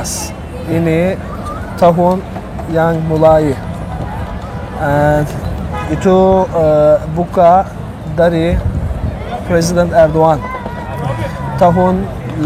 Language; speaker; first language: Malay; non-native, learner; Turkish